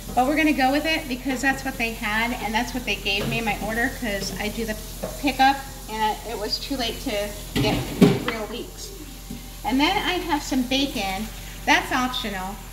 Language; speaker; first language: English; native; English